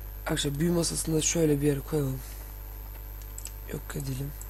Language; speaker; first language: Turkish; native; Turkish